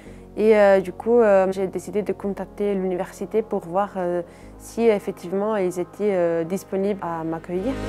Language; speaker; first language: French; non-native, fluent; Italian